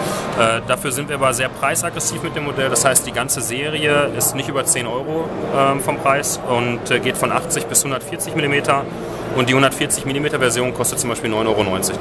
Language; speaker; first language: German; native; German